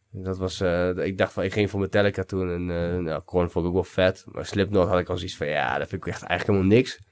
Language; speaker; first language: Dutch; early bilingual, other home language; Bulgarian